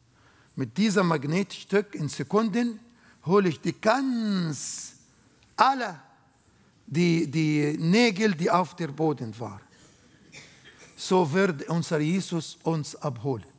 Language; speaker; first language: German; non-native, learner; Arabic